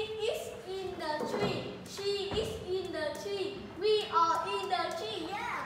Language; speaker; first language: English; non-native, learner; Vietnamese